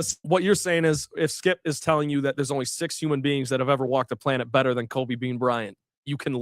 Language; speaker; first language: English; native; English